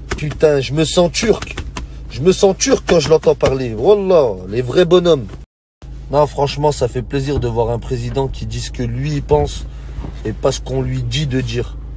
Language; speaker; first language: French; early bilingual, other home language; Arabic